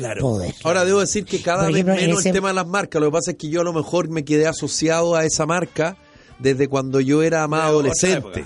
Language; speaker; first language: Spanish; native; Spanish